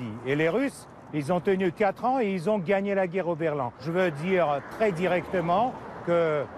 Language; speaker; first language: French; non-native, fluent; Russian